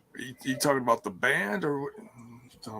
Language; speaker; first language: English; native; English